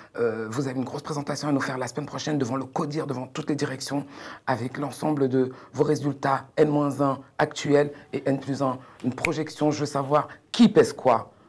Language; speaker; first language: French; native; French